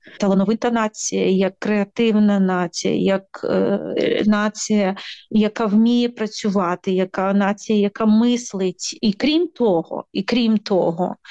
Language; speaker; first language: Ukrainian; native; Ukrainian